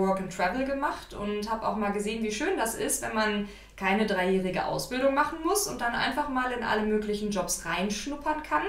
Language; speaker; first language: German; native; German